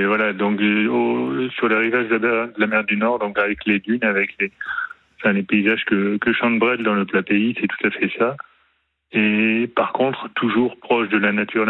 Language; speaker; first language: French; native; French